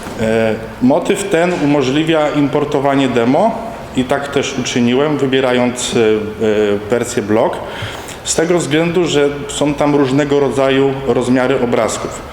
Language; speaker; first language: Polish; native; Polish